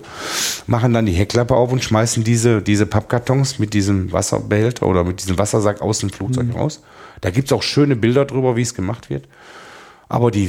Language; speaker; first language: German; native; German